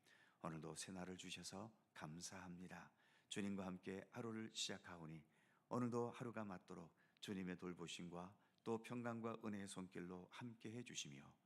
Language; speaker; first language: Korean; native; Korean